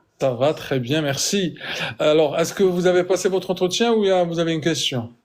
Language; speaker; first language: French; native; French